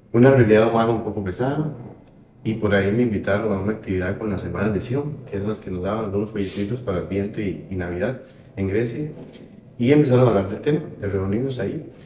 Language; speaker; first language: Spanish; native; Spanish